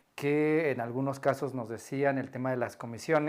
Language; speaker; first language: Spanish; native; Spanish